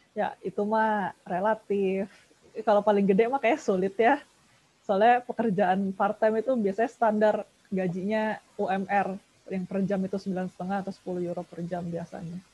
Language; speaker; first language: Indonesian; native; Indonesian